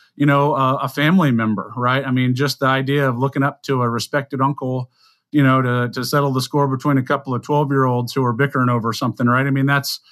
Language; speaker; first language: English; native; English